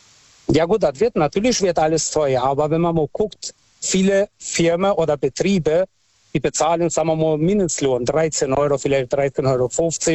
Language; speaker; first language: German; early bilingual, other home language; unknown